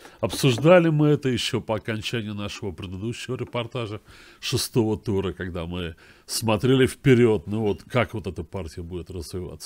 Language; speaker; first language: Russian; native; Russian